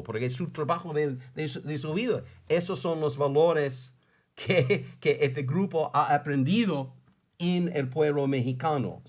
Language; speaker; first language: Spanish; non-native, fluent; English